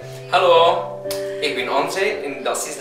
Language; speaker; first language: German; non-native, learner; Czech